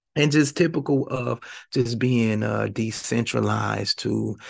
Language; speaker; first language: English; native; English